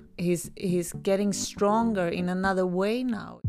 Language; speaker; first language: English; non-native, fluent; Swedish